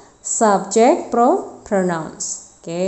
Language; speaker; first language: English; non-native, fluent; Indonesian